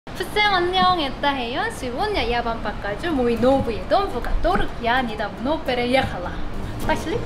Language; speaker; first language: Russian; non-native, fluent; Korean